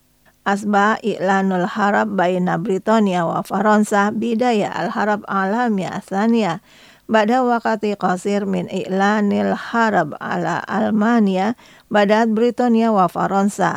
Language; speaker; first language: Arabic; non-native, fluent; Indonesian